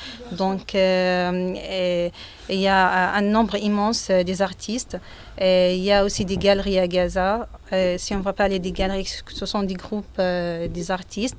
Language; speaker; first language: French; non-native, fluent; Arabic